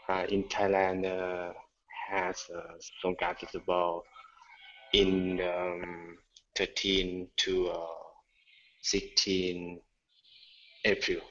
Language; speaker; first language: English; non-native, learner; Thai